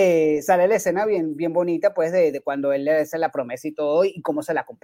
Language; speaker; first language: Spanish; native; Spanish